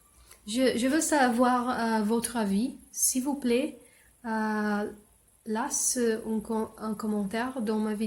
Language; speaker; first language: French; non-native, learner; English